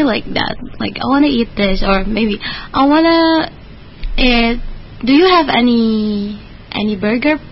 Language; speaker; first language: English; non-native, learner; Indonesian